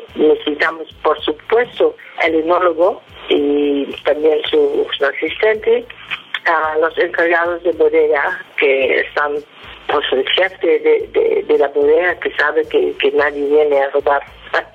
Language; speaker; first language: Spanish; non-native, fluent; Dutch